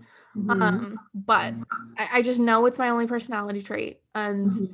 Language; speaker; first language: English; native; English